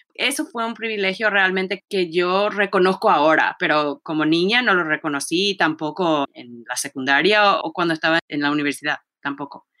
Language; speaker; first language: Spanish; early bilingual, heritage; Spanish